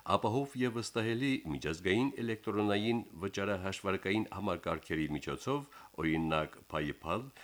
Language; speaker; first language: Armenian; native; Armenian